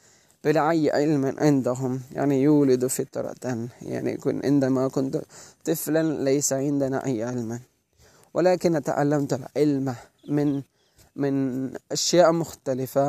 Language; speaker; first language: Arabic; non-native, learner; Malay